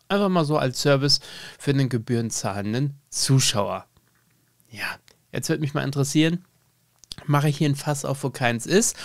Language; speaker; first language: German; native; German